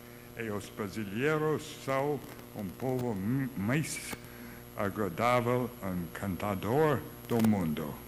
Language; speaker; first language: Portuguese; non-native, learner; English